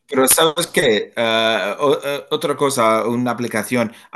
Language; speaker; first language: Spanish; non-native, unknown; English